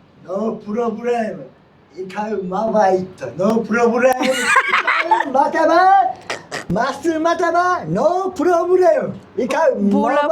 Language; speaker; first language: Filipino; non-native, learner; Japanese